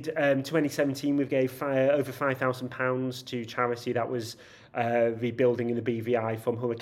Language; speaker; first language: English; native; English